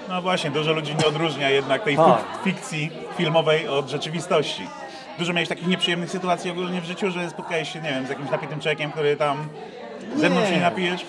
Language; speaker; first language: Polish; native; Polish